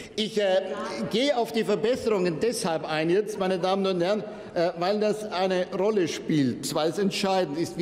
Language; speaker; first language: German; native; German